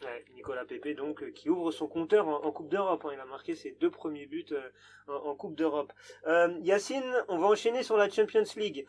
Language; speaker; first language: French; native; French